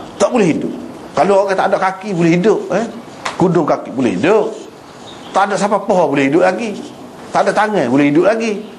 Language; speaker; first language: Malay; native; Malay